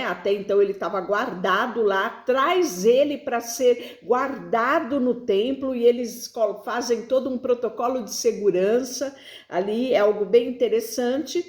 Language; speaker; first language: Portuguese; native; Portuguese